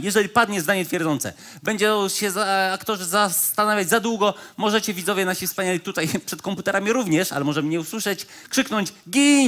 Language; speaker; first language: Polish; native; Polish